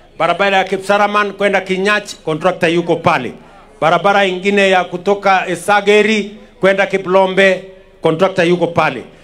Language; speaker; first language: Swahili; non-native, local second language; Kalenjin